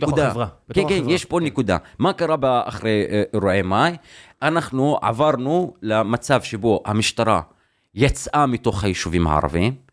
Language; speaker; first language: Hebrew; non-native, local second language; Arabic